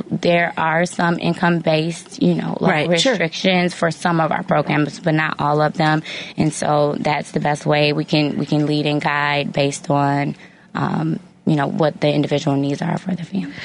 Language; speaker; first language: English; native; English